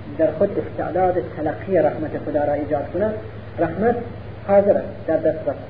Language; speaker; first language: Persian; non-native, local second language; Central Kurdish